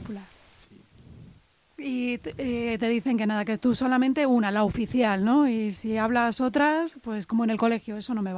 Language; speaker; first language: Spanish; native; Spanish